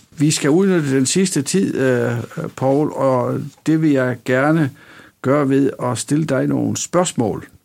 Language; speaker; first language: Danish; native; Danish